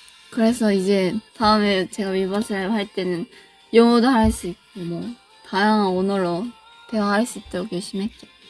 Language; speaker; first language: Korean; non-native, fluent; Japanese